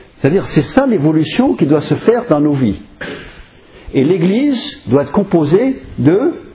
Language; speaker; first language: French; non-native, fluent; English